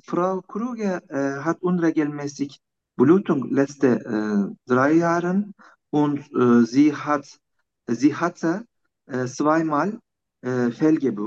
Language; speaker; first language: German; non-native, learner; Turkish